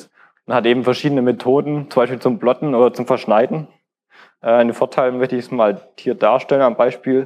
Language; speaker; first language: German; native; German